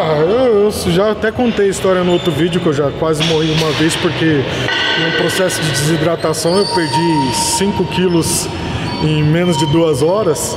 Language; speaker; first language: Portuguese; native; Portuguese